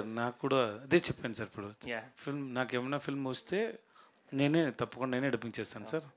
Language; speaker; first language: Telugu; non-native, learner; Tamil